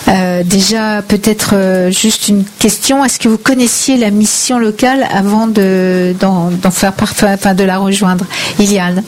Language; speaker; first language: French; native; French